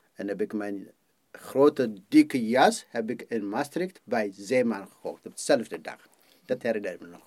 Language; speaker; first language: Dutch; non-native, fluent; Amharic